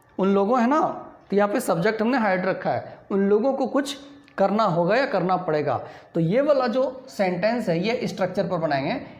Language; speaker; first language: Hindi; native; Hindi